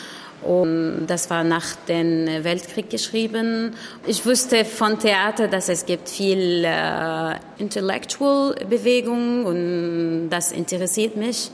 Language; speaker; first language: German; non-native, learner; Arabic